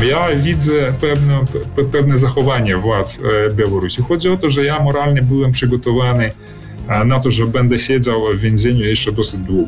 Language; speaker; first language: Polish; early bilingual, heritage; Polish